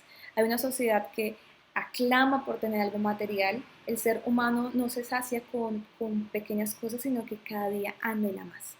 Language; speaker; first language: Spanish; native; Spanish